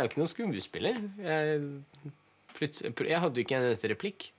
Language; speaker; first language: Norwegian; early bilingual, other home language; Russian